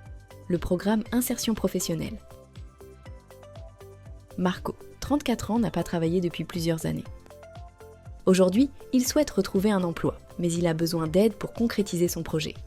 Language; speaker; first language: French; native; French